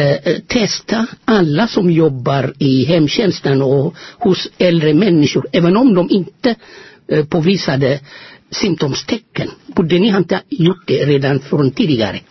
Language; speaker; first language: Swedish; non-native, fluent; Amharic